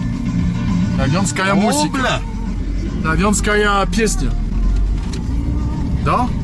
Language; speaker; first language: Russian; non-native, learner; French